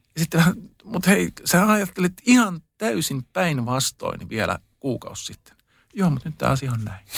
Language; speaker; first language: Finnish; early bilingual, heritage; Finnish